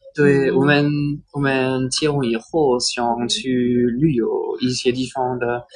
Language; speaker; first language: Chinese; non-native, learner; French